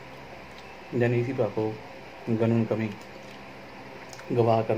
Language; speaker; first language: Filipino; non-native, learner; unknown